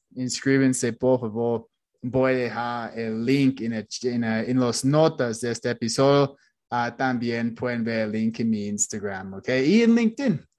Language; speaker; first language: Spanish; non-native, fluent; English